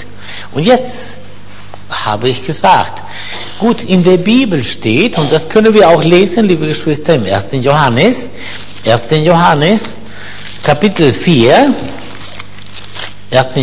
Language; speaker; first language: German; non-native, fluent; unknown